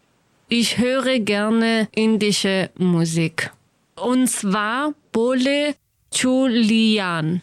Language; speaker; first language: German; non-native, learner; Kurdish